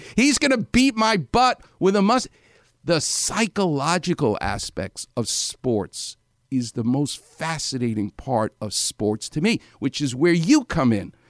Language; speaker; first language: English; native; English